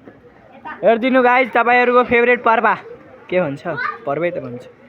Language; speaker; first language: Nepali; non-native, local second language; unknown